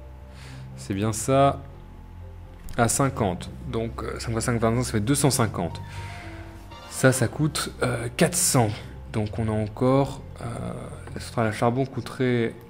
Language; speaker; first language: French; native; French